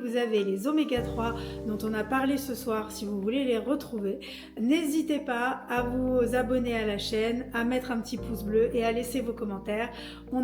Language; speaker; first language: French; native; French